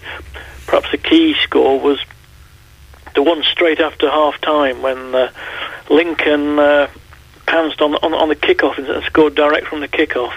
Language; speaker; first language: English; native; English